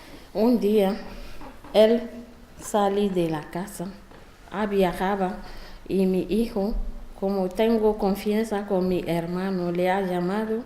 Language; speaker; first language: Spanish; non-native, learner; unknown